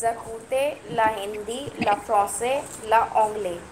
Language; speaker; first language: French; non-native, learner; Hindi